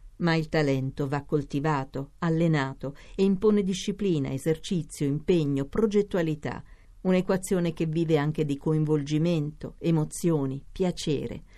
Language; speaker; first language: Italian; native; Italian